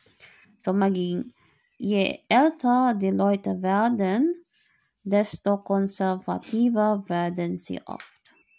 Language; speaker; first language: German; non-native, learner; Filipino